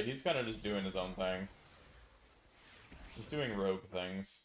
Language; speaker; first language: English; native; English